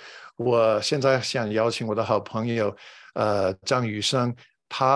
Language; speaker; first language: Chinese; non-native, fluent; English